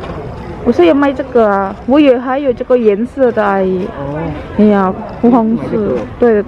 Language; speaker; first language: Chinese; non-native, learner; Javanese